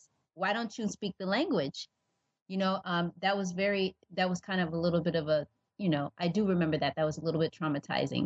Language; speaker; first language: English; early bilingual, other home language; Oromo